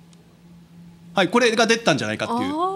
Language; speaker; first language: Japanese; native; Japanese